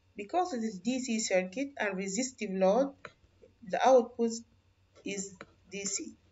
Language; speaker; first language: English; non-native, fluent; Arabic